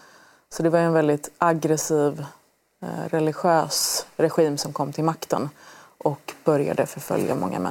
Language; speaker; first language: Swedish; early bilingual, other home language; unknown